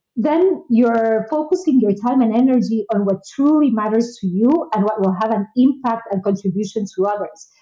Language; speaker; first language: English; non-native, fluent; Spanish